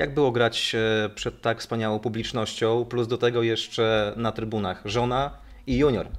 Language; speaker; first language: Polish; native; Polish